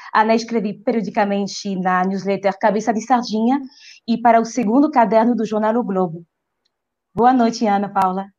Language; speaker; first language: Portuguese; non-native, fluent; French